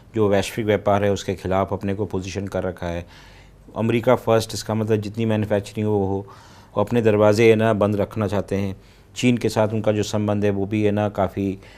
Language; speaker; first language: Hindi; native; Hindi